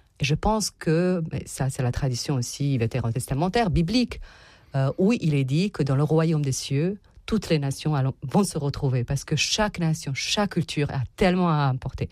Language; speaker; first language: French; non-native, fluent; Serbian